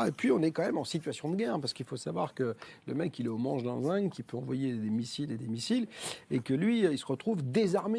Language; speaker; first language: French; native; French